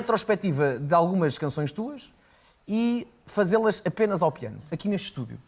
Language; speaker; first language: Portuguese; native; Portuguese